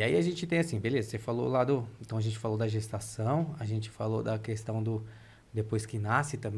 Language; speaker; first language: Portuguese; native; Portuguese